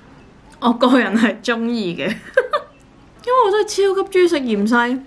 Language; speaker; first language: Cantonese; native; Cantonese